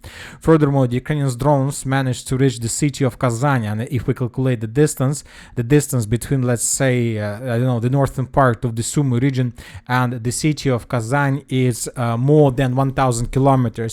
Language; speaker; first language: English; non-native, fluent; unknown